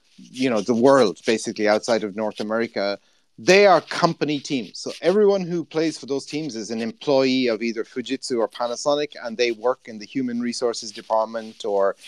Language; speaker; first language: English; native; English